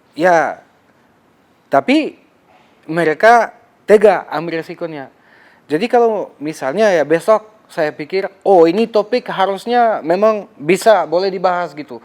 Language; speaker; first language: Indonesian; non-native, fluent; French